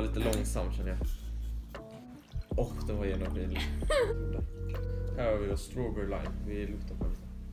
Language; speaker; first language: Swedish; native; Swedish